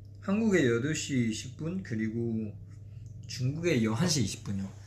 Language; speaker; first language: Korean; non-native, fluent; Chinese